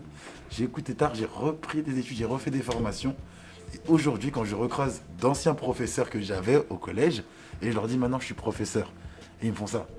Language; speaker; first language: French; native; French